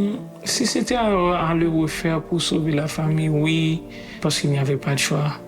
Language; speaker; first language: French; non-native, local second language; Haitian Creole